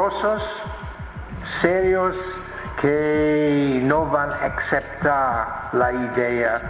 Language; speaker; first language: Spanish; non-native, fluent; English